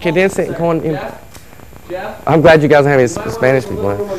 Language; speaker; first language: English; native; English